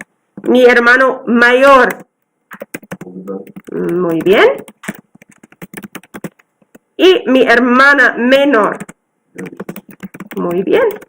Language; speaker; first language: Spanish; non-native, fluent; English